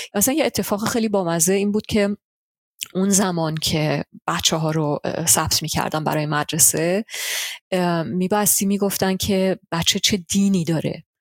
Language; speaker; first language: Persian; early bilingual, heritage; Persian